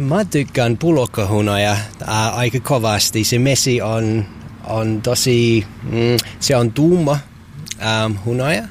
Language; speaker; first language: Finnish; non-native, learner; English